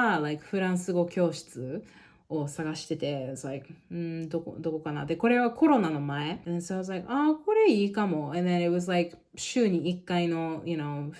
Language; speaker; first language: Japanese; non-native, local second language; English